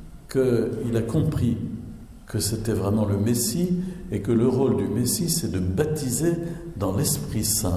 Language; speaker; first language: French; native; French